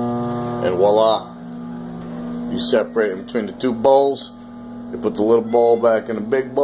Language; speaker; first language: English; native; English